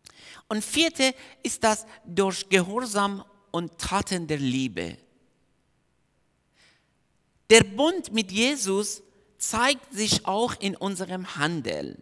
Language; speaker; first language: German; non-native, fluent; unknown